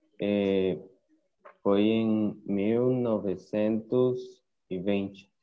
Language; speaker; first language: Portuguese; non-native, learner; Spanish